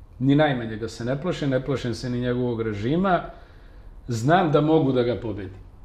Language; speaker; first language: Serbian; native; Serbian